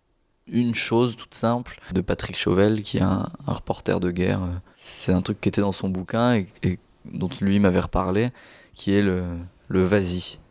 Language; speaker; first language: French; native; French